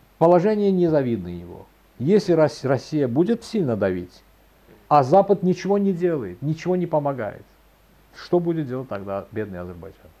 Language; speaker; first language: Russian; non-native, local second language; Azerbaijani